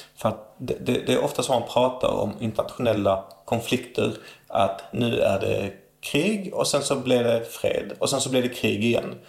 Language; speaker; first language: Swedish; early bilingual, other home language; Arabic